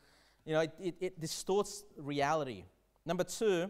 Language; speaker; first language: English; native; English